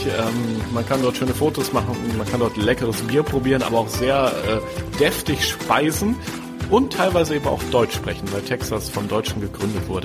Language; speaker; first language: German; native; German